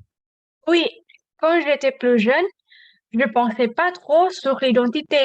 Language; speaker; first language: French; non-native, learner; Indonesian